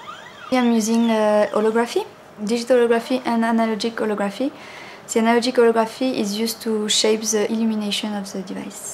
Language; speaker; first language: English; non-native, fluent; French